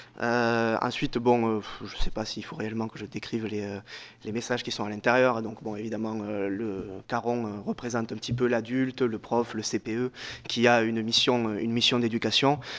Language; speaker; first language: French; native; French